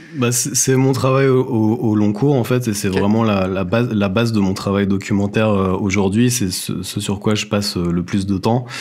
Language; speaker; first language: French; native; French